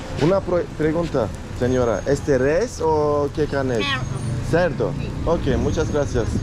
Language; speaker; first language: Spanish; non-native, learner; Turkish